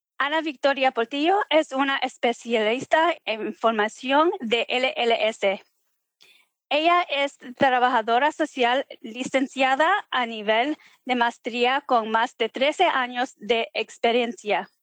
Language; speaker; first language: Spanish; early bilingual, heritage; Spanish